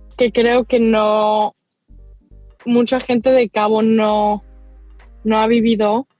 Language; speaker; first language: Spanish; early bilingual, other home language; English